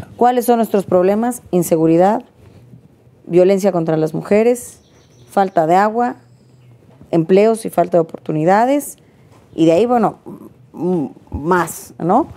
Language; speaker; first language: Spanish; native; Spanish